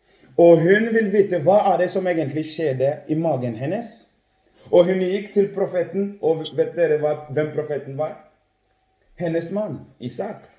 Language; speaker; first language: Norwegian; non-native, fluent; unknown